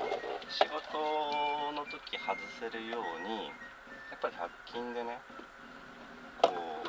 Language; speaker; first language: Japanese; native; Japanese